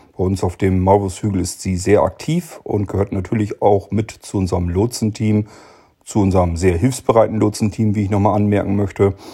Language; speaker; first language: German; native; German